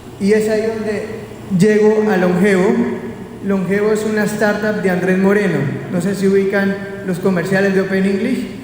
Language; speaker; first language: Spanish; native; Spanish